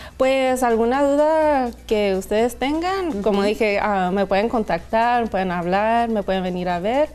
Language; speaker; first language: Spanish; early bilingual, heritage; Spanish